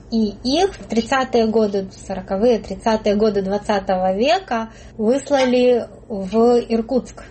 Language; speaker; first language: Russian; native; Russian